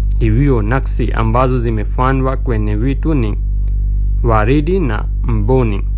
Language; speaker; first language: Swahili; non-native, fluent; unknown